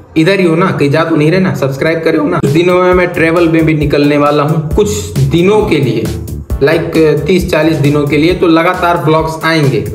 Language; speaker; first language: Hindi; native; Hindi